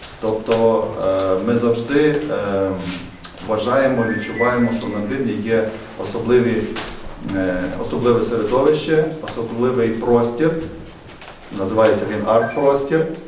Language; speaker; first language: Ukrainian; native; Ukrainian